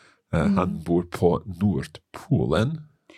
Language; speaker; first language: Swedish; non-native, learner; English